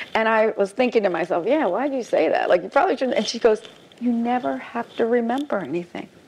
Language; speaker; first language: English; native; English